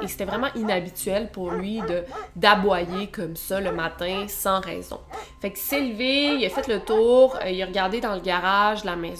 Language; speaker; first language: French; native; French